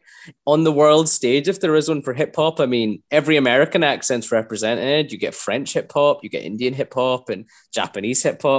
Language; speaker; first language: English; native; English